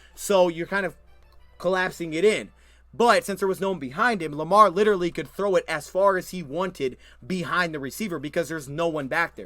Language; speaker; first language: English; native; English